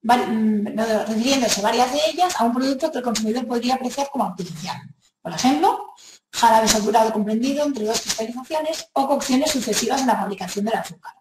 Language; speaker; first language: Spanish; non-native, local second language; Catalan